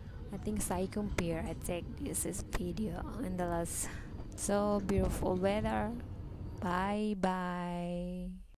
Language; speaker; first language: English; non-native, learner; Indonesian